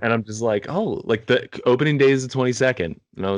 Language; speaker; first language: English; native; English